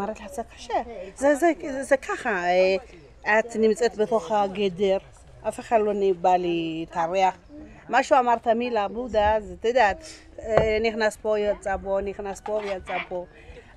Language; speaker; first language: Hebrew; non-native, fluent; Amharic